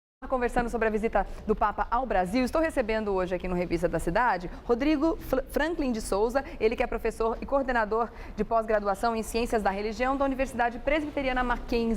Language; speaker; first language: Portuguese; native; Portuguese